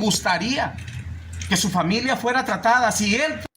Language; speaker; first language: Spanish; native; Spanish